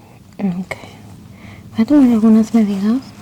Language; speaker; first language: Spanish; early bilingual, heritage; Spanish